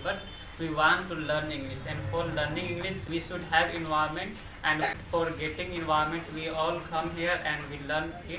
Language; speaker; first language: English; non-native, local second language; Hindi